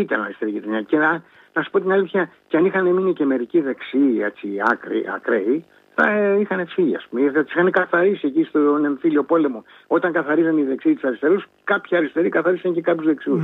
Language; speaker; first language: Greek; native; Greek